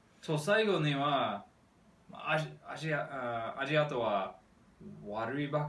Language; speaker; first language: Japanese; non-native, learner; English